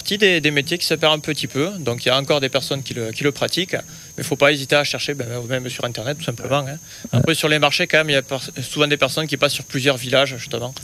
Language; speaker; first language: French; native; French